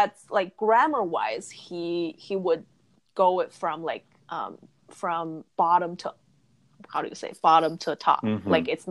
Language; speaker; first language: English; non-native, fluent; Chinese